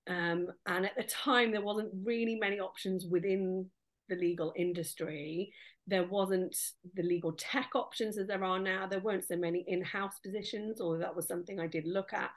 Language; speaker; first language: English; native; English